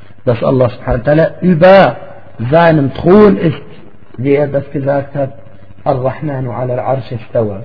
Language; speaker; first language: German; non-native, fluent; Arabic